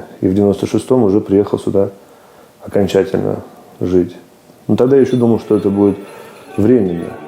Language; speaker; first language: Russian; native; Russian